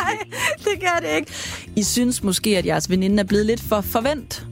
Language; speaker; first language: Danish; native; Danish